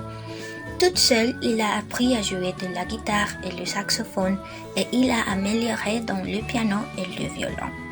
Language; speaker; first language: French; non-native, learner; Spanish